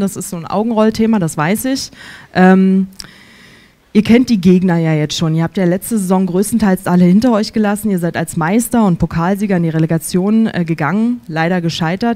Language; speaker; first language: German; native; German